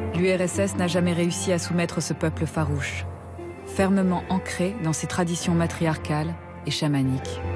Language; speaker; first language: French; non-native, fluent; Russian